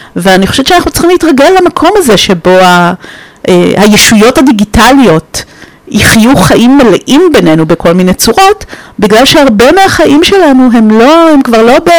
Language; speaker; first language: Hebrew; non-native, fluent; Romanian